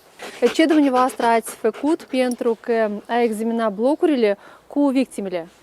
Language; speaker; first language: Romanian; non-native, local second language; Gagauz